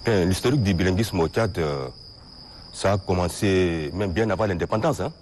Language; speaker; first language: French; non-native, local second language; Arabic